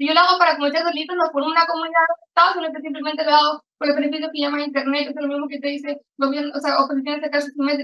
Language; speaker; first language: Spanish; native; Spanish